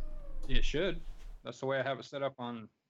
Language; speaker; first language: English; native; English